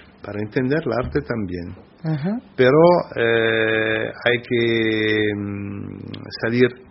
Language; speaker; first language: Spanish; non-native, fluent; Italian